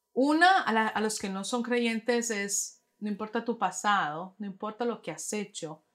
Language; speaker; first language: Spanish; early bilingual, heritage; Spanish